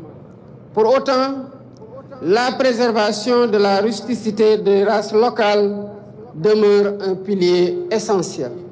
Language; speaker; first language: French; non-native, local second language; Wolof